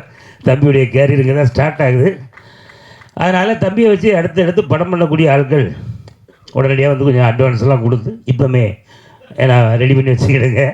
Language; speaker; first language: Tamil; native; Tamil